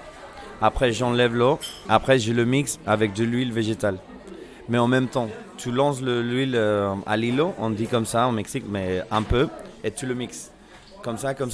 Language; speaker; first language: French; non-native, fluent; Spanish